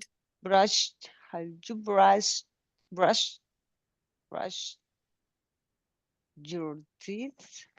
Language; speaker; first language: English; non-native, learner; Spanish